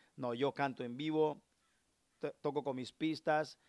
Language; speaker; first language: Spanish; native; Spanish